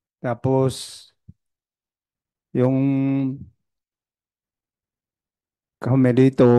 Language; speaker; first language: Filipino; non-native, learner; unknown